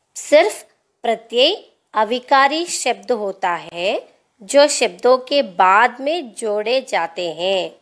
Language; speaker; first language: Hindi; non-native, local second language; Telugu